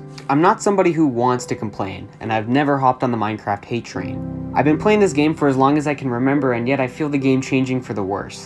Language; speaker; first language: English; native; English